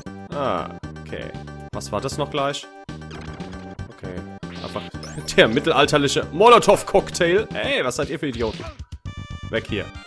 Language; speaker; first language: German; native; German